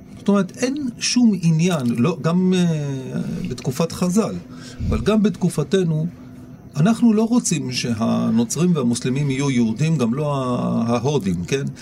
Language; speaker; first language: Hebrew; native; Hebrew